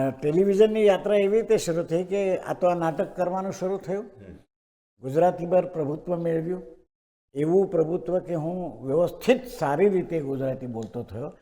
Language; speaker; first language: Gujarati; non-native, local second language; Marathi